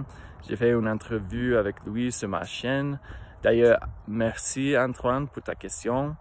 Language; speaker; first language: French; non-native, fluent; English